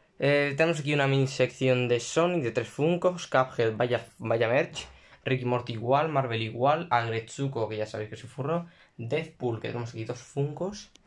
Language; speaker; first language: Spanish; native; Spanish